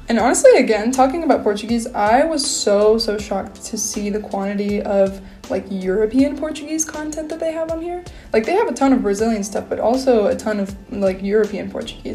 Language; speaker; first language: English; native; English